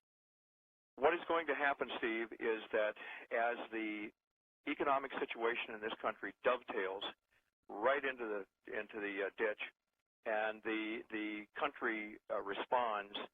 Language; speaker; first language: English; native; English